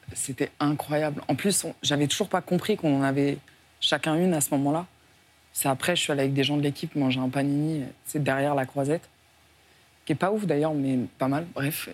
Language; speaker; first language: French; native; French